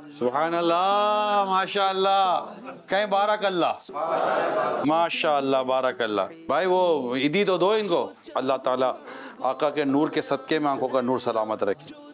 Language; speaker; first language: Urdu; native; Urdu